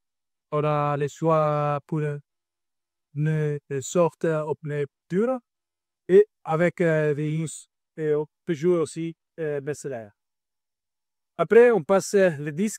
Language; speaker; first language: French; non-native, learner; Italian